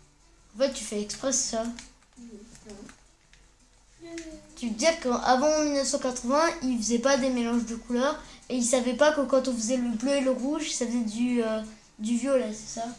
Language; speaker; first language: French; native; French